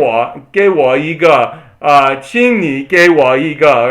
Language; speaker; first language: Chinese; non-native, learner; English